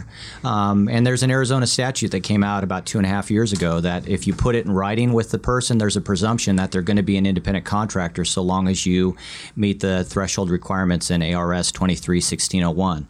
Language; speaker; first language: English; early bilingual, other home language; Vietnamese